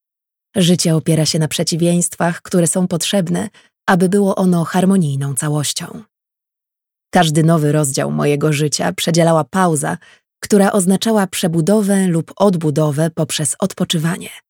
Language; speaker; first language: Polish; native; Polish